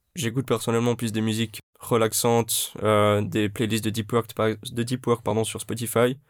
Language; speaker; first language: French; native; French